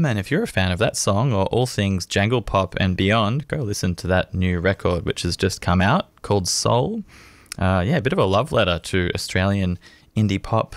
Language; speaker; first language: English; native; English